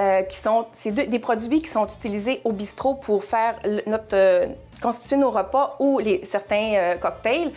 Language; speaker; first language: French; native; French